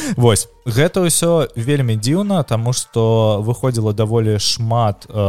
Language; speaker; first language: Belarusian; non-native, local second language; Russian